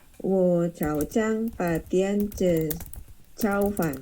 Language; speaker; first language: Chinese; non-native, learner; Indonesian